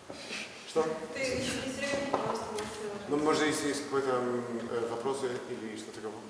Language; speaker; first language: Russian; non-native, learner; Polish